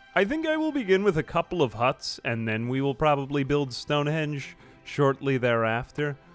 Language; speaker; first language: English; native; English